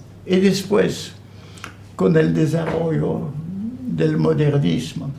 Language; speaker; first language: Spanish; non-native, fluent; French